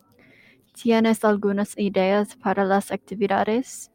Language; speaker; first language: Spanish; non-native, learner; English